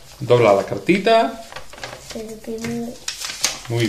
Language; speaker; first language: Spanish; native; Spanish